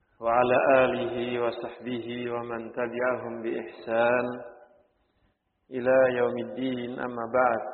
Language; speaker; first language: Arabic; non-native, fluent; Indonesian